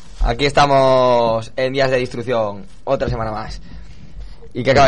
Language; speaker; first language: Spanish; native; Spanish